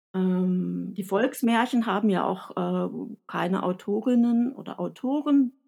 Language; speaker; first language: German; native; German